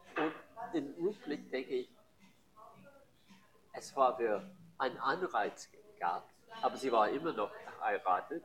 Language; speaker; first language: German; non-native, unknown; English